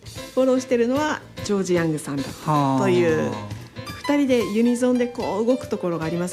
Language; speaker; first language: Japanese; native; Japanese